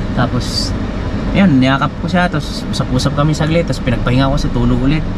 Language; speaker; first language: Filipino; non-native, local second language; Cebuano